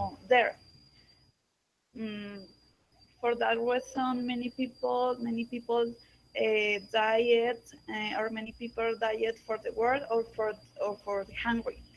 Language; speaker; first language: English; non-native, learner; Spanish